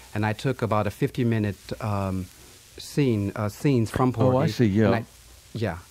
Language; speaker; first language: English; native; English